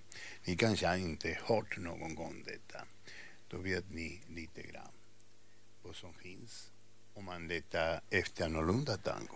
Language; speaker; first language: Swedish; non-native, fluent; Spanish